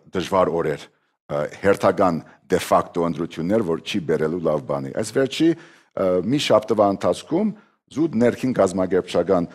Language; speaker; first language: Armenian; early bilingual, heritage; Armenian